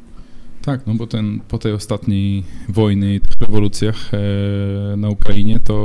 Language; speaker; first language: Polish; non-native, fluent; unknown